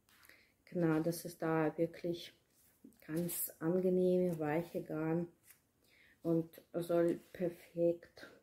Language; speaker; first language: German; non-native, learner; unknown